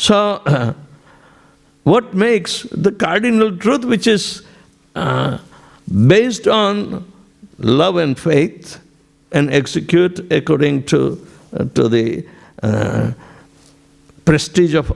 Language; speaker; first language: English; non-native, local second language; Gujarati